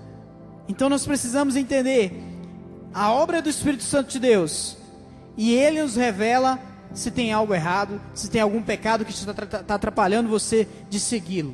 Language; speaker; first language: Portuguese; native; Portuguese